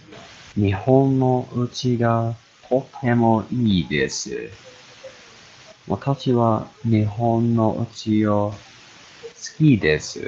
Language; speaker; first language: Japanese; non-native, learner; English